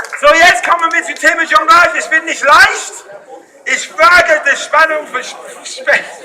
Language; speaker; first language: German; non-native, fluent; English